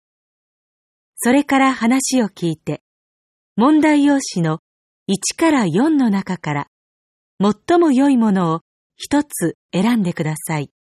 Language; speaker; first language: Japanese; native; Japanese